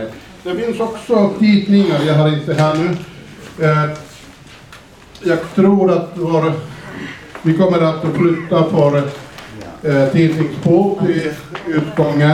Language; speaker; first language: Swedish; non-native, fluent; Finnish